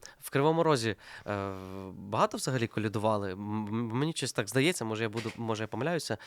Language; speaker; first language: Ukrainian; native; Ukrainian